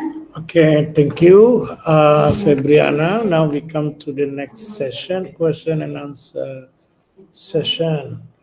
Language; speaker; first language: English; non-native, local second language; Indonesian